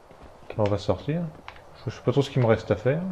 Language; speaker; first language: French; native; French